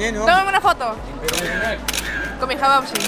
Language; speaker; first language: Spanish; native; Spanish